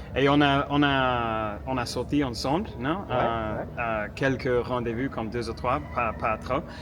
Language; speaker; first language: French; non-native, fluent; English